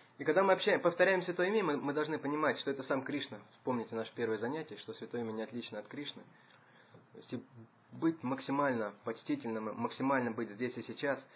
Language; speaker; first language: Russian; native; Russian